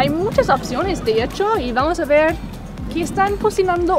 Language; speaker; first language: Spanish; non-native, fluent; English